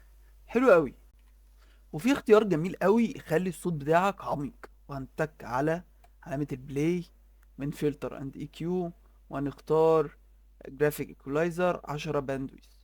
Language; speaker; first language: Arabic; native; Arabic